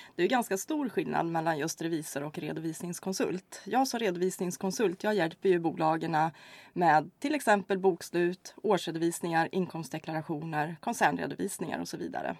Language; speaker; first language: Swedish; native; Swedish